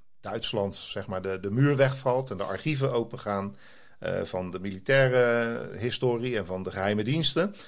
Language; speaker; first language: Dutch; native; Dutch